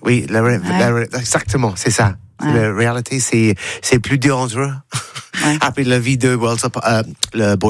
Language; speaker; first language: French; non-native, learner; English